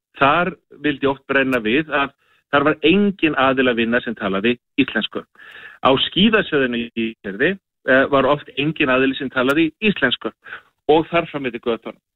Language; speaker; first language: Icelandic; native; Icelandic